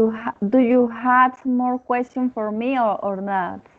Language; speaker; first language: English; non-native, learner; Spanish